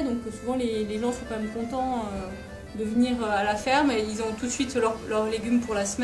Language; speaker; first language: French; native; French